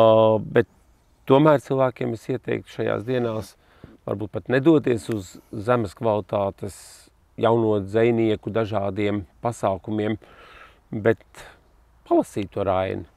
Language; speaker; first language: Latvian; native; Latvian